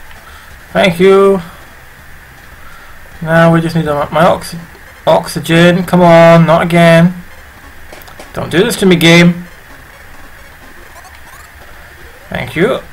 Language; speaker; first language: English; native; English